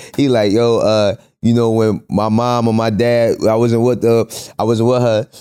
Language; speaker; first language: English; native; English